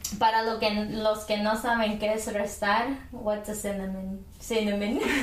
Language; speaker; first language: Spanish; early bilingual, heritage; Spanish